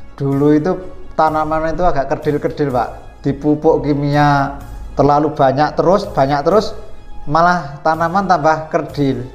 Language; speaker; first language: Indonesian; non-native, local second language; Javanese